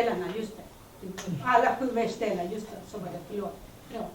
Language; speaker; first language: Swedish; early bilingual, other home language; Spanish